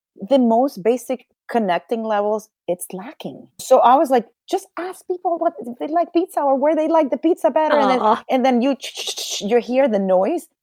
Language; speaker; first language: English; non-native, fluent; Spanish